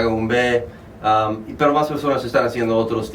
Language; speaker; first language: Spanish; early bilingual, heritage; Spanish